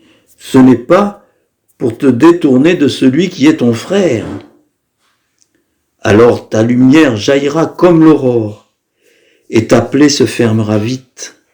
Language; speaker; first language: French; native; French